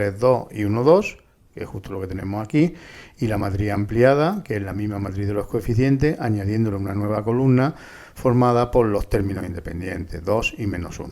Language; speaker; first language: Spanish; native; Spanish